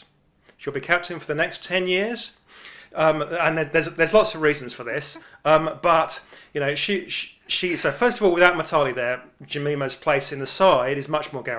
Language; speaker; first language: English; native; English